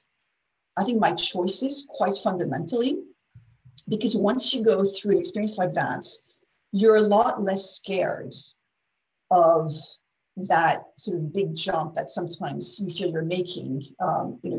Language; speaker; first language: English; non-native, fluent; French